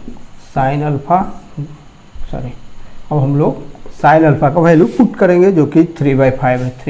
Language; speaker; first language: Hindi; native; Hindi